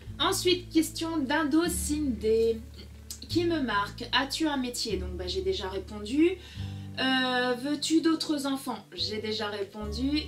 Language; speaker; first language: French; early bilingual, other home language; Portuguese